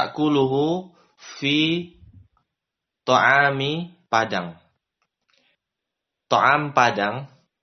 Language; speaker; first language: Arabic; non-native, learner; Indonesian